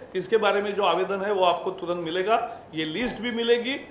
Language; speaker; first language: Hindi; non-native, local second language; Marathi